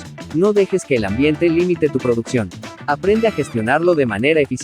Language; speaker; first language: Spanish; native; Spanish